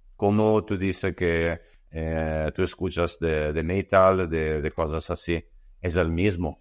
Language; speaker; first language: Spanish; non-native, learner; Italian